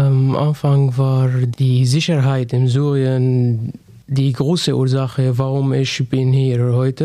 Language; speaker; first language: German; non-native, fluent; Arabic